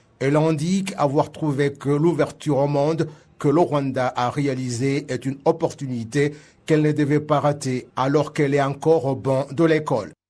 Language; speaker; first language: French; non-native, local second language; Kinyarwanda